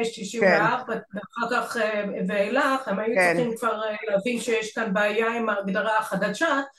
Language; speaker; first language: Hebrew; non-native, fluent; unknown